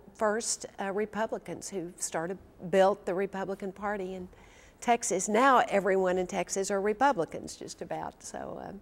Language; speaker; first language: English; native; English